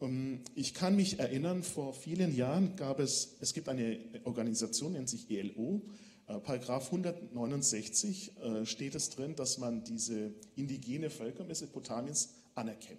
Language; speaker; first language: German; non-native, fluent; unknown